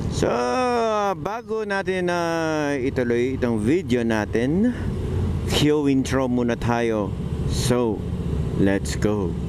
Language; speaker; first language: Filipino; non-native, local second language; Pampanga